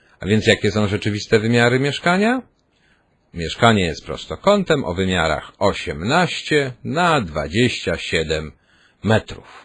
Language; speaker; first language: Polish; native; Polish